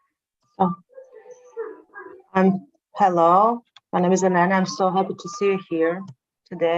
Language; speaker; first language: English; non-native, fluent; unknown